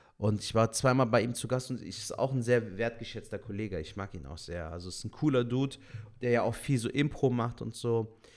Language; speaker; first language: German; early bilingual, other home language; Turkish